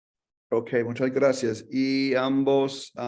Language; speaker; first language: Spanish; non-native, fluent; English